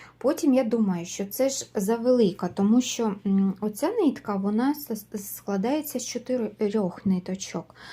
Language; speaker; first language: Ukrainian; native; Ukrainian